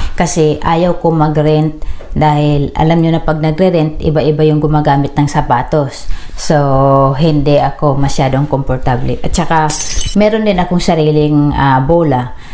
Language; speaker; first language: Filipino; native; Filipino